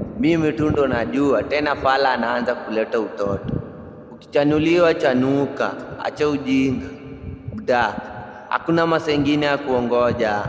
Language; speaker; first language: Swahili; native; Swahili